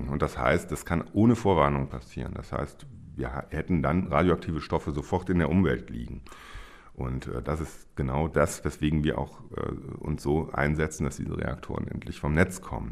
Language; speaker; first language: German; native; German